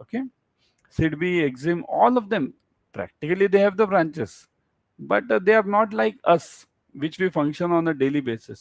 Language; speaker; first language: English; non-native, local second language; Hindi